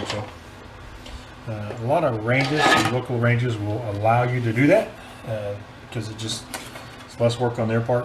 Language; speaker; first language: English; native; English